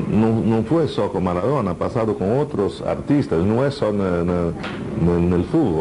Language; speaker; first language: Spanish; non-native, fluent; Portuguese